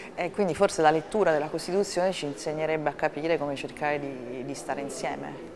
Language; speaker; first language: Italian; native; Italian